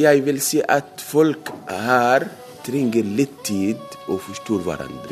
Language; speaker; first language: Norwegian; non-native, learner; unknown